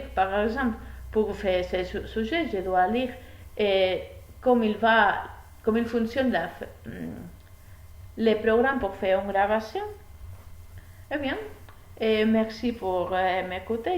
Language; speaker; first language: French; non-native, learner; Spanish